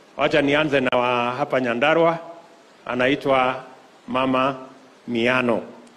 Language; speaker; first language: Swahili; non-native, local second language; Kalenjin